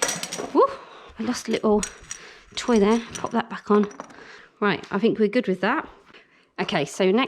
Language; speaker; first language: English; native; English